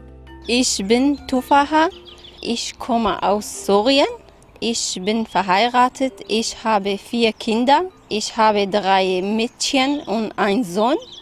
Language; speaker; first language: German; non-native, learner; Kurdish